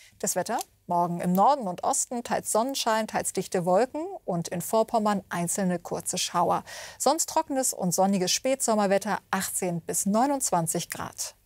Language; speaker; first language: German; native; German